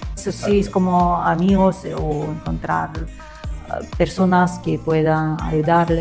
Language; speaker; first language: Spanish; non-native, learner; Russian